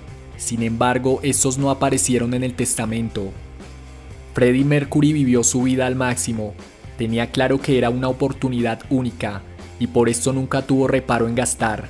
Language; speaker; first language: Spanish; native; Spanish